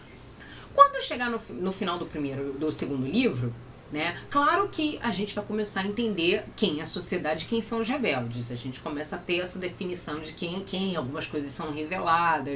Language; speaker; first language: Portuguese; native; Portuguese